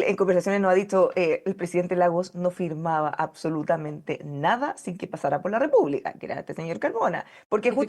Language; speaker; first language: Spanish; native; Spanish